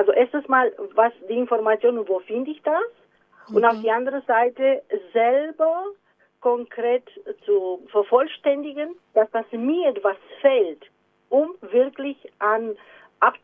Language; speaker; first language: German; non-native, fluent; Romanian